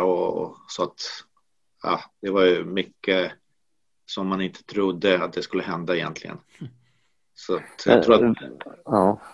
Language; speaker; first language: Swedish; non-native, fluent; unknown